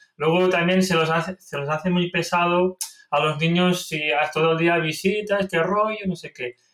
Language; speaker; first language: Spanish; non-native, local second language; Catalan